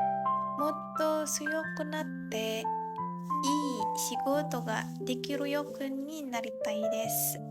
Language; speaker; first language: Japanese; non-native, learner; Indonesian